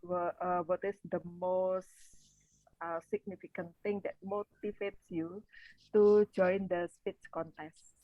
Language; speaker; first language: English; non-native, fluent; Indonesian